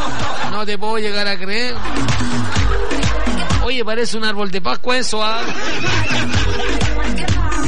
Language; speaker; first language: Spanish; native; Spanish